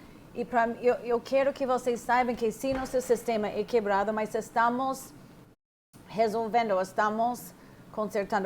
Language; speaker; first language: Portuguese; non-native, fluent; English